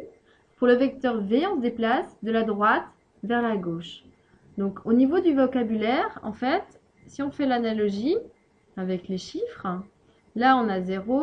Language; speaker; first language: French; native; French